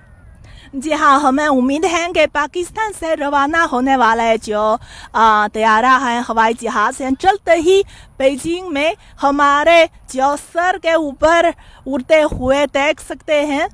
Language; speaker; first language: Hindi; non-native, fluent; Chinese